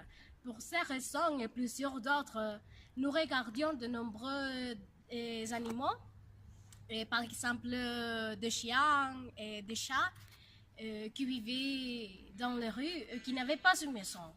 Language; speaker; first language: French; non-native, learner; Spanish